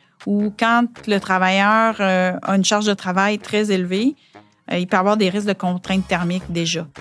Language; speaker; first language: French; native; French